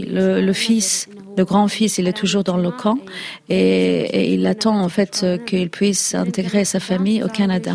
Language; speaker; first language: French; non-native, fluent; Kurdish